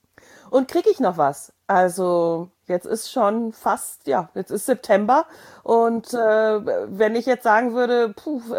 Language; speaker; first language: German; native; German